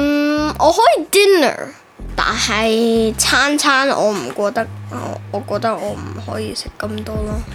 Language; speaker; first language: Cantonese; early bilingual, heritage; Cantonese